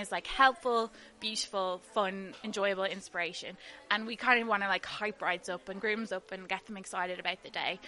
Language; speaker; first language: English; native; English